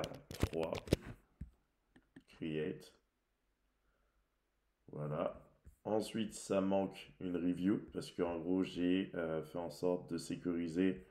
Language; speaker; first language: French; native; French